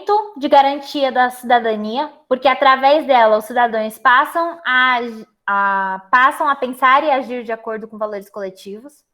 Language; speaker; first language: Portuguese; native; Portuguese